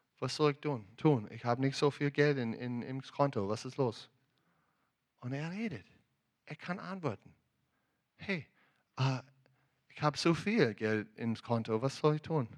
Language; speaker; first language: German; non-native, learner; English